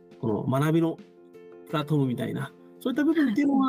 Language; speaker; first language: Japanese; native; Japanese